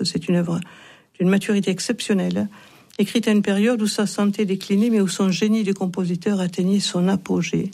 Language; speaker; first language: French; native; French